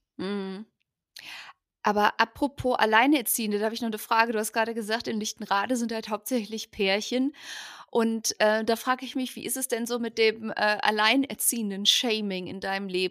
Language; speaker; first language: German; native; German